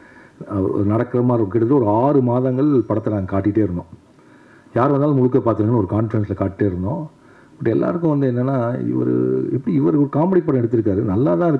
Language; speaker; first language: Tamil; native; Tamil